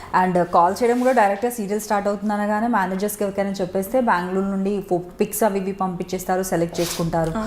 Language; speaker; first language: Telugu; native; Telugu